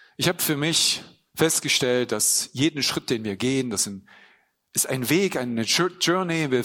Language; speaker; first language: German; native; German